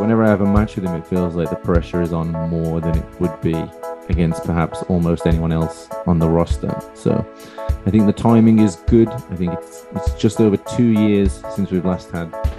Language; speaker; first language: English; native; English